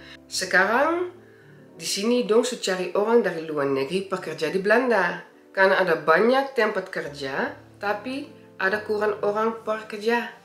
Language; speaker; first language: Indonesian; early bilingual, heritage; Indonesian